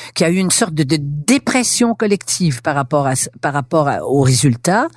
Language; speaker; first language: French; native; French